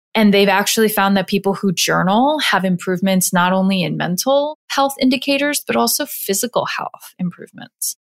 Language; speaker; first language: English; native; English